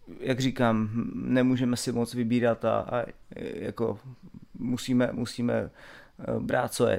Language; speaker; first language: Czech; native; Czech